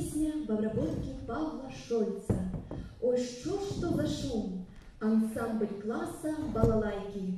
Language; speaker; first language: Russian; native; Russian